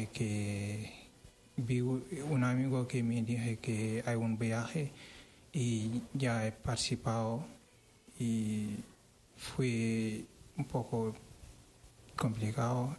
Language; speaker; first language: Spanish; non-native, learner; Wolof